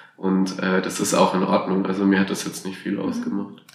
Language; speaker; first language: German; native; German